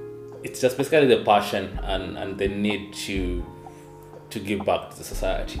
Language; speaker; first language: English; non-native, local second language; Kamba